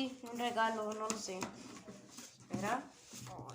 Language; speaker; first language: Spanish; native; Spanish